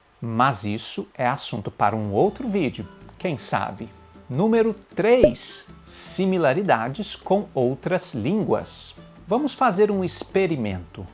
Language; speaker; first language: Portuguese; native; Portuguese